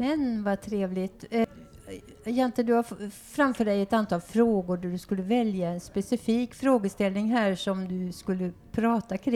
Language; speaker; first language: Swedish; native; Swedish